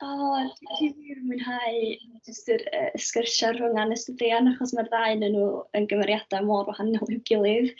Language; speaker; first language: Welsh; native; Welsh